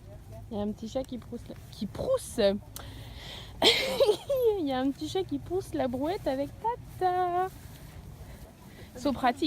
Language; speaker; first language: French; native; French